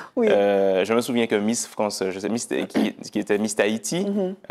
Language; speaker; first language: French; native; French